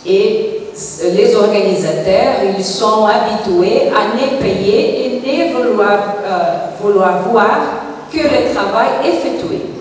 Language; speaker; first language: French; non-native, fluent; Portuguese